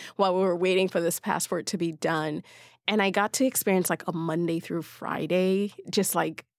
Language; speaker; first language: English; non-native, local second language; Yoruba